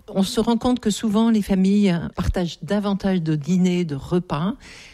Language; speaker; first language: French; native; French